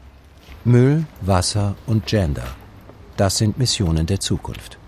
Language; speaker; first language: German; native; German